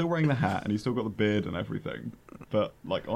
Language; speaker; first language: English; native; English